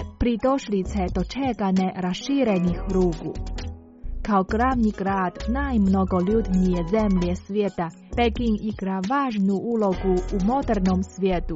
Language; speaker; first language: Croatian; native; Croatian